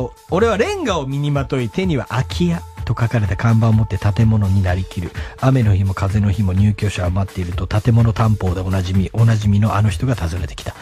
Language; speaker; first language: Japanese; native; Japanese